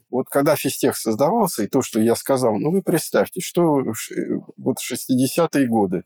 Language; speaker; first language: Russian; native; Russian